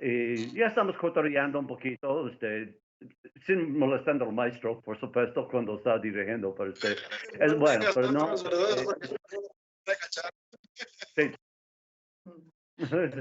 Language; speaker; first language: Spanish; non-native, fluent; English